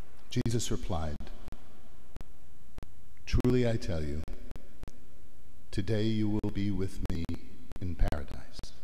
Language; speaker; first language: English; native; English